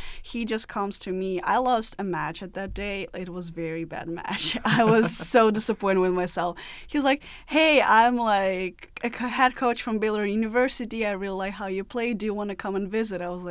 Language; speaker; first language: English; non-native, fluent; Russian